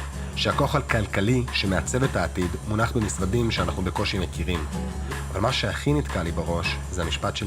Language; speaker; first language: Hebrew; native; Hebrew